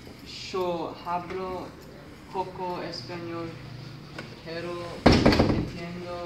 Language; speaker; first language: Spanish; non-native, learner; English